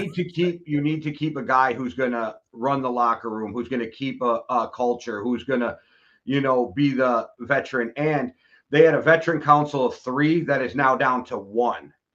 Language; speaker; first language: English; native; English